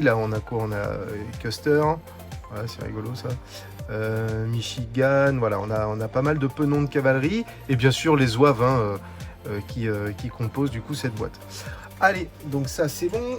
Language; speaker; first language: French; native; French